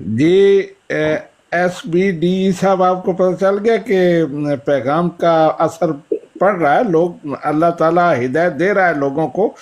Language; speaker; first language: Urdu; non-native, local second language; Punjabi